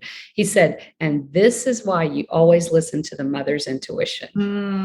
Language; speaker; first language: English; native; English